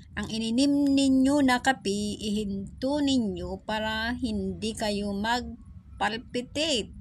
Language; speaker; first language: Filipino; non-native, local second language; Iloko